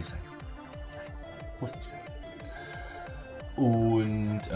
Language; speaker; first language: German; native; German